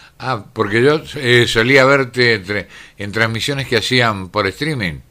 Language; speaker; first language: Spanish; native; Spanish